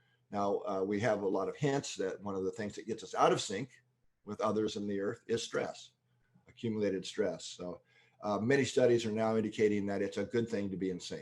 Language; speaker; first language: English; native; English